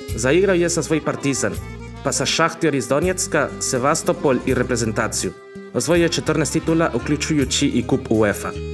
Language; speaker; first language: Serbian; non-native, fluent; Spanish